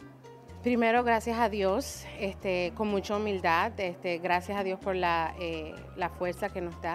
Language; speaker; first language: Spanish; early bilingual, other home language; English